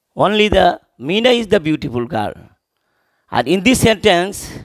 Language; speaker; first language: English; non-native, local second language; Bangla